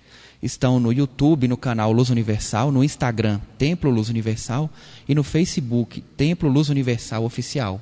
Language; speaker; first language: Portuguese; native; Portuguese